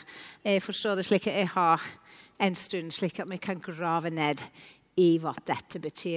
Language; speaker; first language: Norwegian; non-native, fluent; English